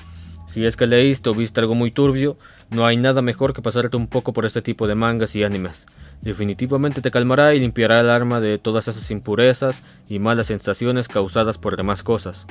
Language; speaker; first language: Spanish; native; Spanish